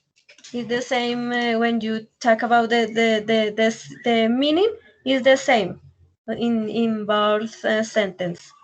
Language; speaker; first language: English; non-native, learner; Spanish